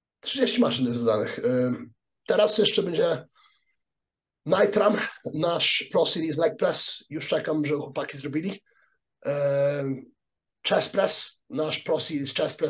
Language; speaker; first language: Polish; early bilingual, heritage; Polish